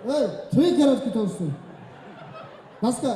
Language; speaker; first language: Russian; non-native, local second language; Kyrgyz